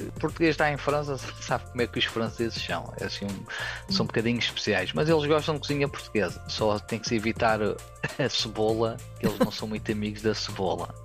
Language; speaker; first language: Portuguese; native; Portuguese